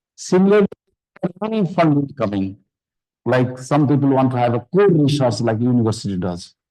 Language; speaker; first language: English; non-native, local second language; Nepali